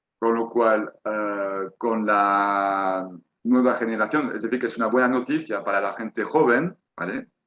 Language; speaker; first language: Spanish; non-native, fluent; French